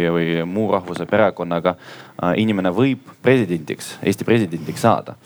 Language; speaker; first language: Estonian; non-native, local second language; Russian